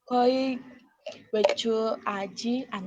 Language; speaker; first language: Korean; non-native, learner; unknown